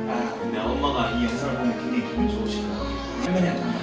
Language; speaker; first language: Korean; native; Korean